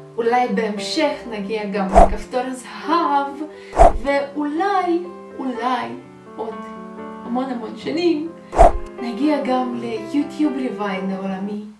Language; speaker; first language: Hebrew; non-native, fluent; Russian